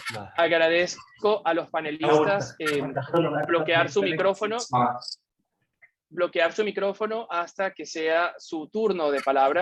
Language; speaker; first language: Spanish; native; Spanish